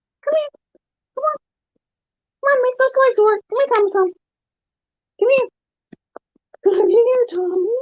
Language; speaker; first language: English; native; English